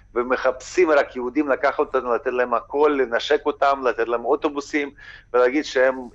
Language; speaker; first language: Hebrew; early bilingual, other home language; Ukrainian